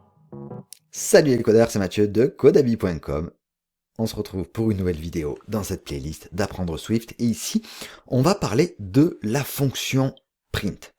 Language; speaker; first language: French; native; French